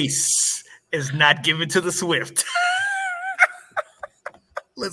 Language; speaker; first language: English; native; English